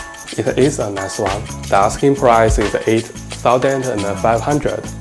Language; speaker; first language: English; non-native, learner; Chinese